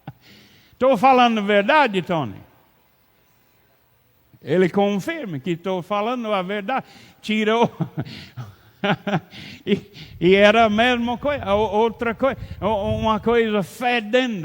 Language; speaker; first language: Portuguese; non-native, learner; English